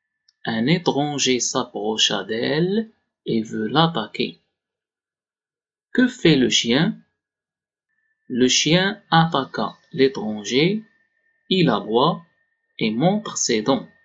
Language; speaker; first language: French; non-native, local second language; Arabic